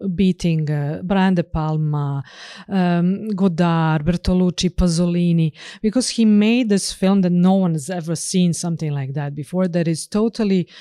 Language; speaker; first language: English; non-native, fluent; Serbian